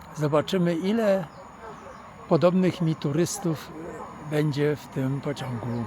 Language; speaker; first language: Polish; native; Polish